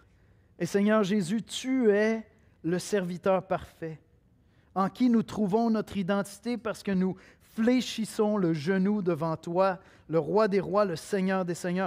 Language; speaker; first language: French; native; French